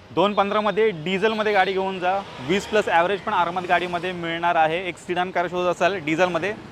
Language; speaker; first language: Marathi; native; Marathi